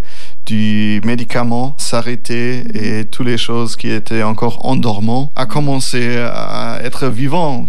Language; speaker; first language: French; non-native, learner; German